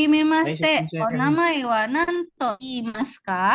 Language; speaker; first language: Japanese; non-native, fluent; Indonesian